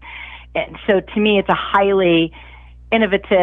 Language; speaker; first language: English; native; English